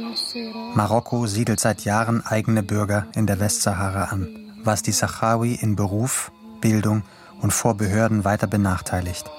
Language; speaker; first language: German; native; German